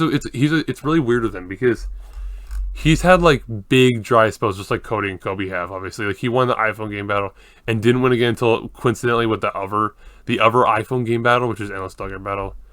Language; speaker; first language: English; native; English